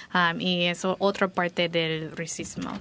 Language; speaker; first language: Spanish; non-native, learner; English